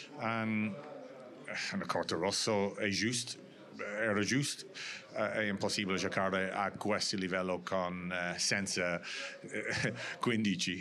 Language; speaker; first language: Italian; non-native, learner; English